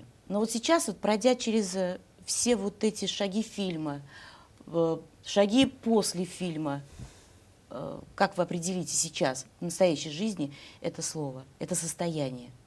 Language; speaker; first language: Russian; native; Russian